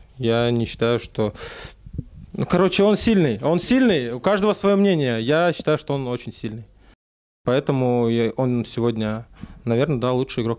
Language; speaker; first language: Russian; native; Russian